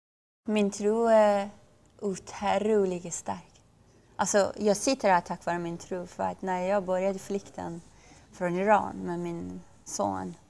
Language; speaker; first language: Swedish; non-native, fluent; Persian